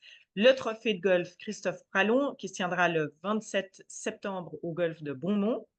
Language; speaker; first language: French; native; French